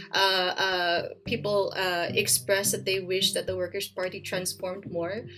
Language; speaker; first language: English; native; English